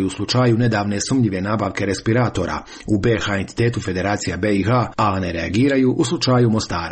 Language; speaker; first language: Serbian; native; Serbian